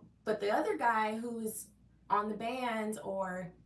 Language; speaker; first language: English; native; English